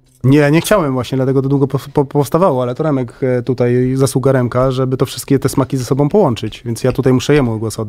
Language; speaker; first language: Polish; native; Polish